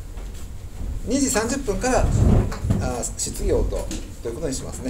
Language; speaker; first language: Japanese; native; Japanese